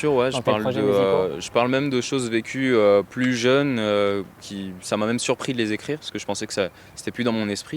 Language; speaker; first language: French; native; French